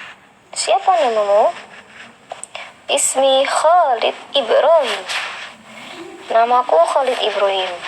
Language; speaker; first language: Arabic; non-native, learner; Indonesian